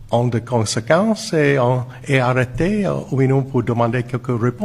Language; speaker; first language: French; non-native, fluent; English